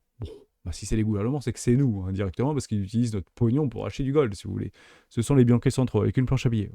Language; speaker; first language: French; native; French